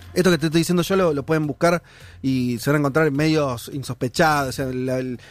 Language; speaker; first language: Spanish; native; Spanish